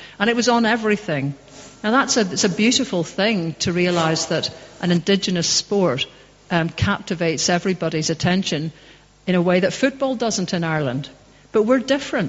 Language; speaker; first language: English; native; English